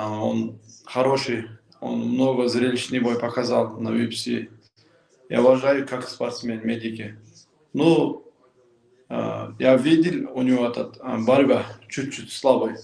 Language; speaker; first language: Russian; non-native, local second language; Kyrgyz